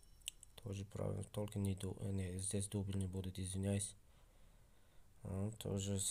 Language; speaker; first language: Russian; non-native, fluent; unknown